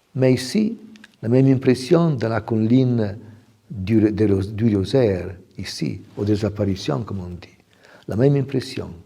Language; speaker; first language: French; non-native, fluent; Italian